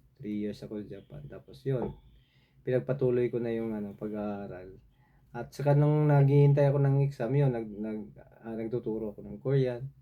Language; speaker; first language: Filipino; non-native, local second language; Cebuano